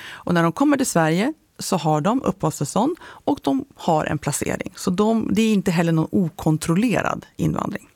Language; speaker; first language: Swedish; native; Swedish